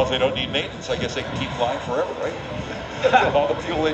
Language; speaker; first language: English; native; English